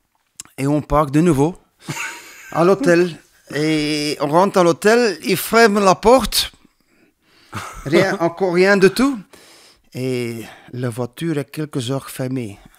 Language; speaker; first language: French; non-native, learner; Dutch